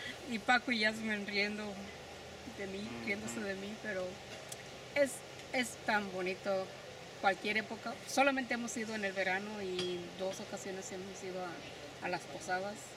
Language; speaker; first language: Spanish; native; Spanish